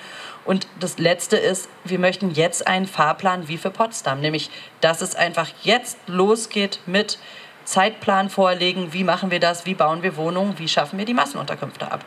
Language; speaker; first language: German; native; German